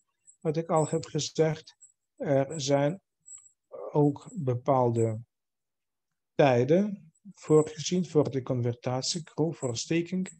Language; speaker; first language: Dutch; non-native, fluent; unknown